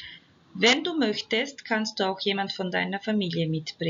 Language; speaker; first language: German; non-native, fluent; Turkish